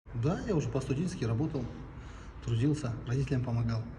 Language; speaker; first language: Russian; non-native, local second language; Kazakh